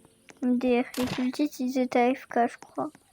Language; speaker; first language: French; native; French